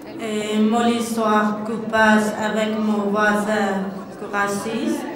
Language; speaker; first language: French; non-native, learner; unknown